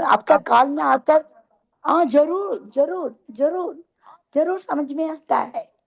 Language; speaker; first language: Hindi; non-native, local second language; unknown